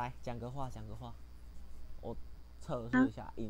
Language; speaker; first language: Chinese; native; Chinese